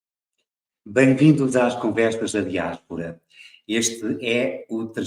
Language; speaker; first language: Portuguese; native; Portuguese